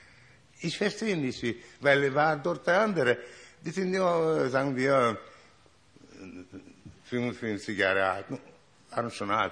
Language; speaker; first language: German; non-native, learner; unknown